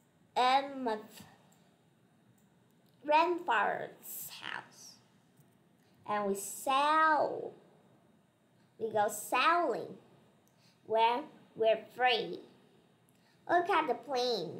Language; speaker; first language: English; non-native, learner; Vietnamese